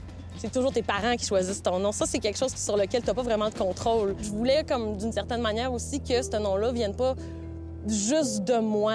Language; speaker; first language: French; native; French